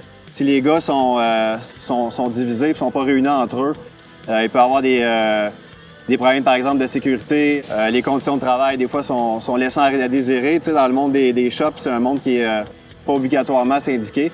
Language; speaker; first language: French; native; French